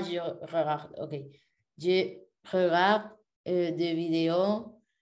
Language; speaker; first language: French; non-native, learner; Spanish